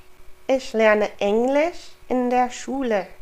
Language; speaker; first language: German; non-native, fluent; English